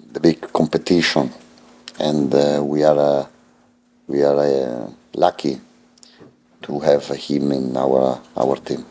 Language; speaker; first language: English; non-native, fluent; Italian